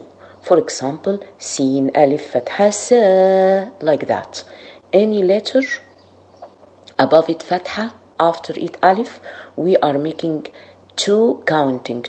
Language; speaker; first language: English; non-native, fluent; Arabic